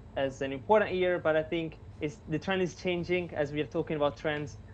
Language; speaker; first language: English; non-native, fluent; Italian